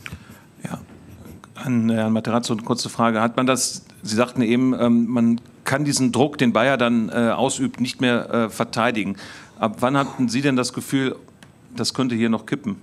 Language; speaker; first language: German; native; German